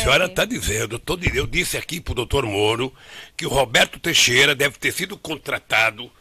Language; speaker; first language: Portuguese; native; Portuguese